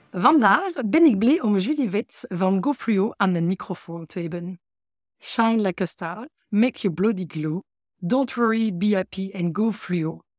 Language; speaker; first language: Dutch; non-native, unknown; French